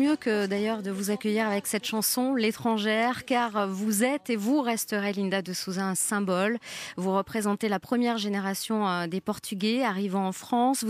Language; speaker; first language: French; native; French